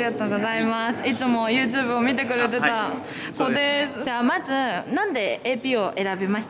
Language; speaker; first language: Japanese; native; Japanese